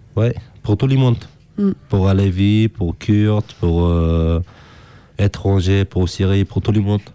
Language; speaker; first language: French; non-native, learner; Kurdish